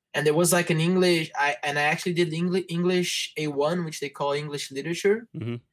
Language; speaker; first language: English; non-native, fluent; Portuguese